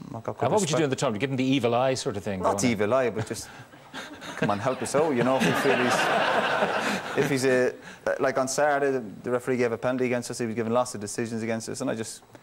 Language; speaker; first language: English; native; English